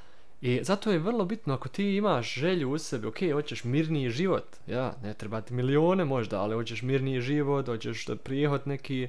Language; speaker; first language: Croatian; early bilingual, heritage; Croatian